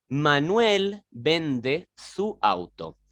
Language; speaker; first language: Spanish; non-native, learner; French